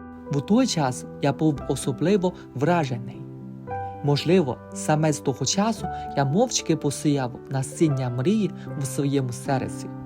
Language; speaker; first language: Ukrainian; non-native, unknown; Chinese